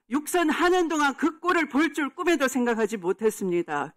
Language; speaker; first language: Korean; native; Korean